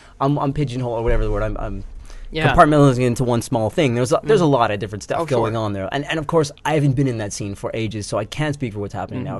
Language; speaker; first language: English; native; English